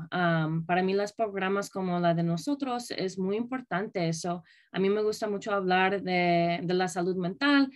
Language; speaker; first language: Spanish; early bilingual, other home language; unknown